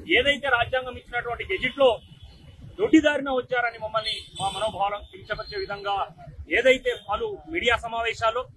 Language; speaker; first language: Telugu; native; Telugu